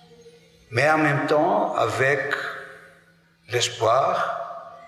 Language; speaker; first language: French; non-native, fluent; Greek